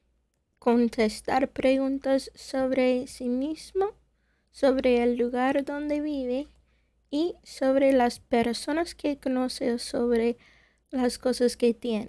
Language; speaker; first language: Spanish; non-native, fluent; English